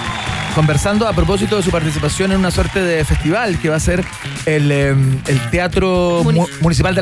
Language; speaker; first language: Spanish; native; Spanish